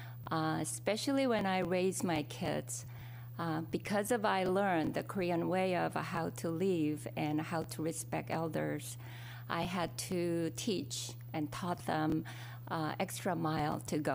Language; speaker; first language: English; non-native, fluent; Korean